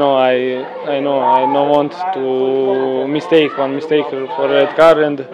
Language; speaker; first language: English; non-native, learner; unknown